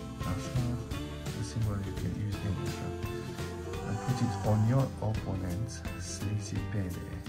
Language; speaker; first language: English; non-native, learner; Romanian